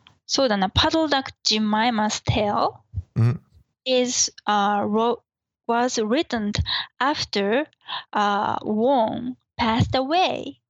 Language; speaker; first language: English; non-native, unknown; Japanese